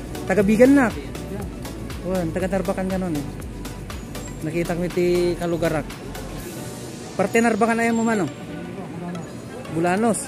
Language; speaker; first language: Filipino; non-native, local second language; Iloko